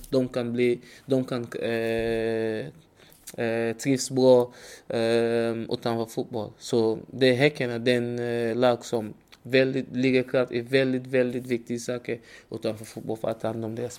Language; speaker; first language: Swedish; non-native, learner; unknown